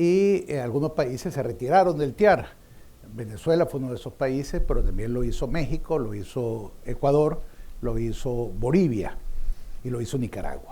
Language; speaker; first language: Spanish; native; Spanish